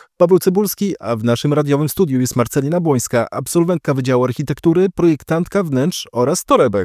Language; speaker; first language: Polish; native; Polish